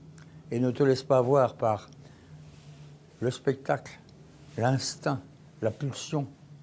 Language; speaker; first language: French; native; French